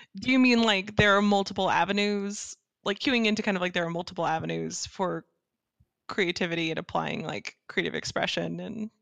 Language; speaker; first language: English; native; English